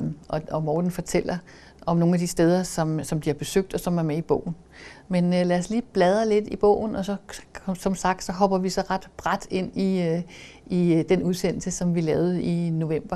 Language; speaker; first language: Danish; native; Danish